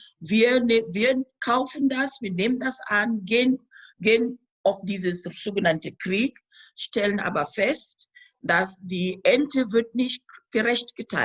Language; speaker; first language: German; non-native, fluent; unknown